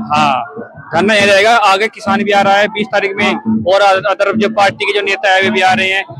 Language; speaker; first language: Hindi; native; Hindi